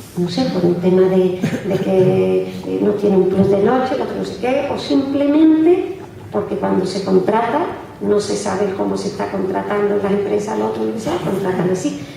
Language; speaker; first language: Spanish; native; Spanish